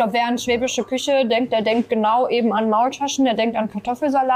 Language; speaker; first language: German; native; German